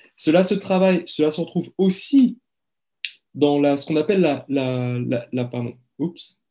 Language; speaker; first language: French; native; French